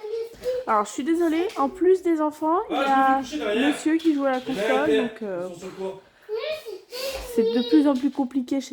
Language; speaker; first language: French; native; French